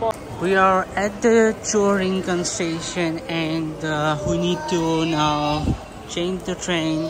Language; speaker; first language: English; non-native, local second language; Urdu